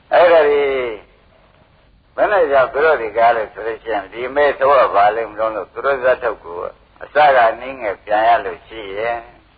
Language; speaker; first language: Burmese; native; Burmese